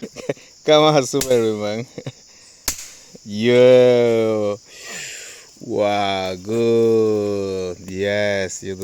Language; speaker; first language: English; non-native, learner; Spanish